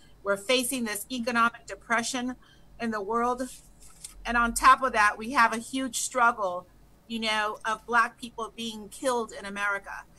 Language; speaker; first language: English; early bilingual, other home language; Spanish